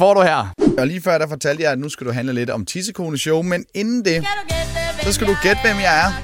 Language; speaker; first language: Danish; native; Danish